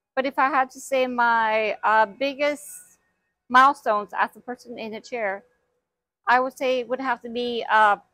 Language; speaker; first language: English; native; English